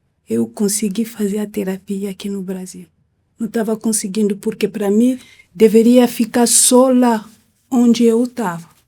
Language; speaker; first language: Portuguese; non-native, fluent; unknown